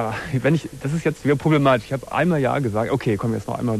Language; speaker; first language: German; native; German